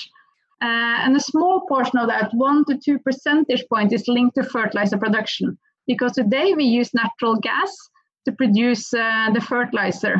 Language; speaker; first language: English; non-native, fluent; Norwegian